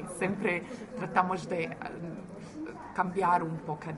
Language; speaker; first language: Portuguese; non-native, fluent; Croatian